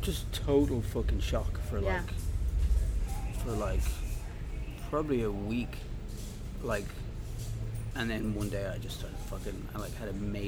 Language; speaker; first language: English; native; English